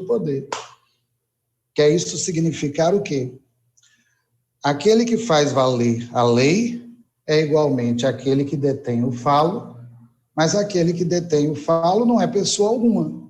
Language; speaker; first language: Portuguese; native; Portuguese